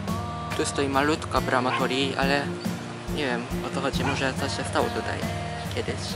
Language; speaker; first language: Polish; non-native, fluent; Japanese